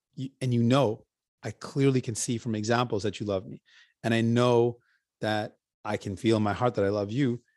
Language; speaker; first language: English; native; English